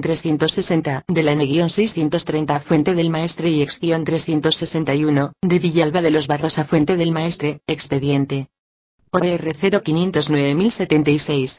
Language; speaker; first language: Spanish; native; Spanish